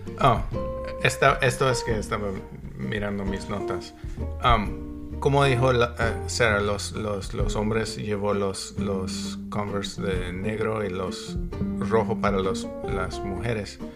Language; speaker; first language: Spanish; non-native, learner; English